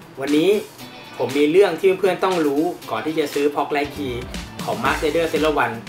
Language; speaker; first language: Thai; native; Thai